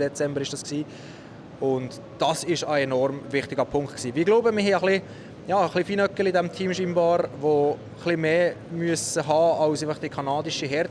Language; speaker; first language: German; native; German